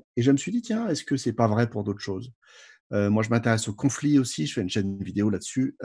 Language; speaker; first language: French; native; French